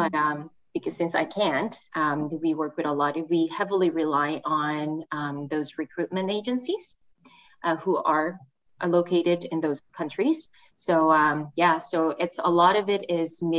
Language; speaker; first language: English; non-native, fluent; Korean